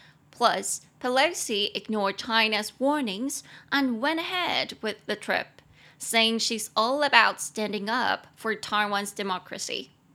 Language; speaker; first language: English; non-native, fluent; Chinese